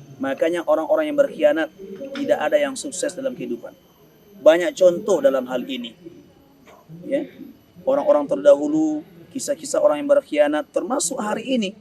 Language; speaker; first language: Indonesian; non-native, local second language; Minangkabau